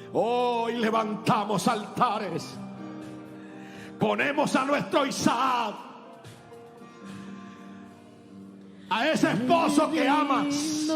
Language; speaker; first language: Spanish; native; Spanish